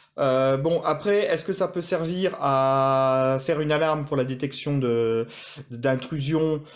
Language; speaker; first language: French; native; French